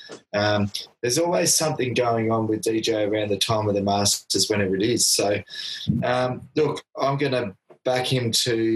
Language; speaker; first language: English; native; English